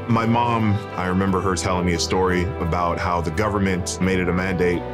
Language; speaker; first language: English; native; English